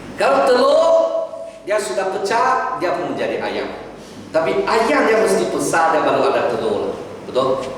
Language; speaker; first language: Malay; non-native, local second language; Chinese